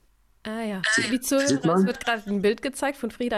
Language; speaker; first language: German; native; German